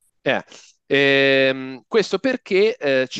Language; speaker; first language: Italian; native; Italian